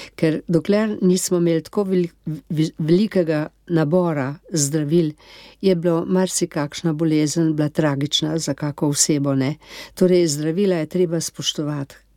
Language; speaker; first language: Slovenian; native; Slovenian